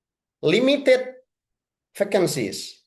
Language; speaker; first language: English; non-native, fluent; Indonesian